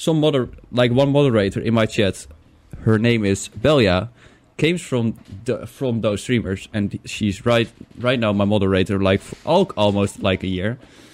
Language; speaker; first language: English; non-native, fluent; Dutch